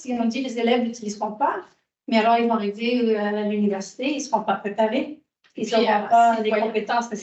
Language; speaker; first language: French; native; French